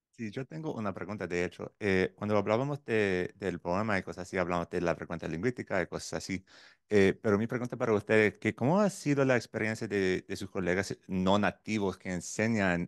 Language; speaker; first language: Spanish; non-native, fluent; English